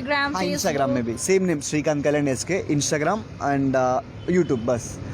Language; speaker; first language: Hindi; non-native, local second language; Telugu